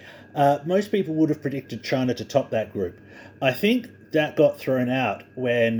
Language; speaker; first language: English; native; English